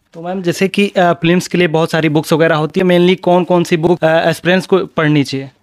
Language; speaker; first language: Hindi; native; Hindi